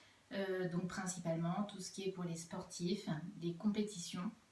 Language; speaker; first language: French; native; French